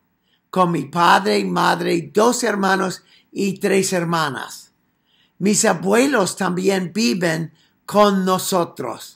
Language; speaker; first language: Spanish; non-native, fluent; English